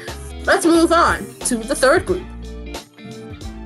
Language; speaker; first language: English; native; English